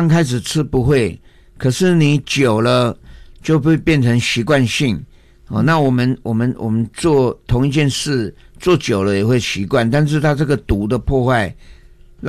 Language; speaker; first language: Chinese; native; Chinese